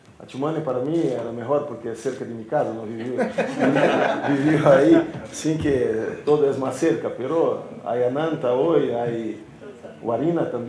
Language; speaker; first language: Spanish; non-native, fluent; Portuguese